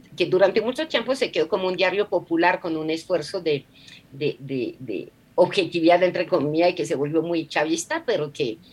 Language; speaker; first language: Spanish; non-native, fluent; French